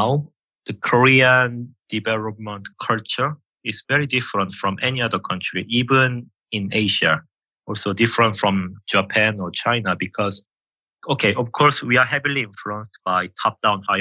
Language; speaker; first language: English; non-native, fluent; Korean